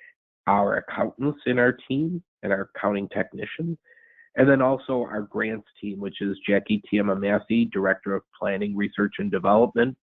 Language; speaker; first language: English; native; English